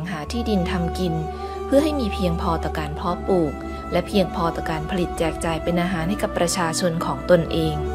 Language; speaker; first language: Thai; native; Thai